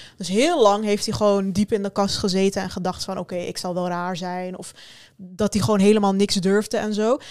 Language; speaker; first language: Dutch; early bilingual, other home language; Turkish